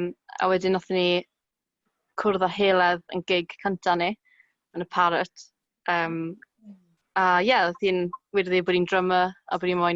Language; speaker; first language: Welsh; native; Welsh